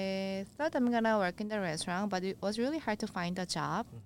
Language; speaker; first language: English; non-native, learner; Korean